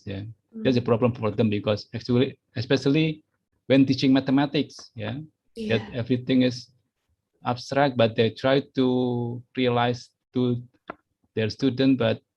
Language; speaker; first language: English; non-native, fluent; Indonesian